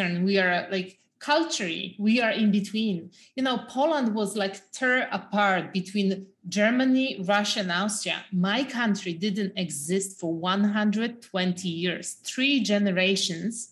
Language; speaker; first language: English; non-native, fluent; Polish